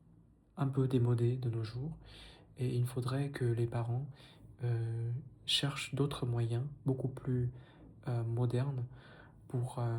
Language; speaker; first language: French; non-native, fluent; Vietnamese